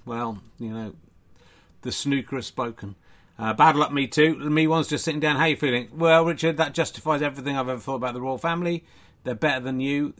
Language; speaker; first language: English; native; English